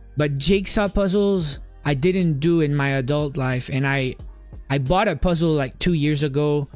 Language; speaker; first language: English; native; English